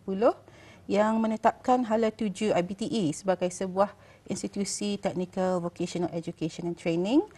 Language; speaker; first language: Malay; native; Malay